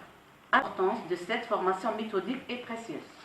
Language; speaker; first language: French; non-native, fluent; Arabic